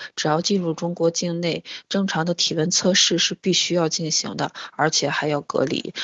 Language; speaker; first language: Chinese; native; Chinese